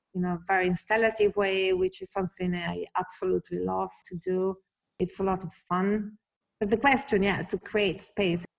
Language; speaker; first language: English; non-native, fluent; Italian